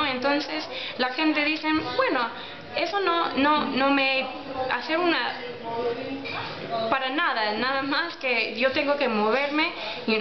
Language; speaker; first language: Spanish; non-native, learner; English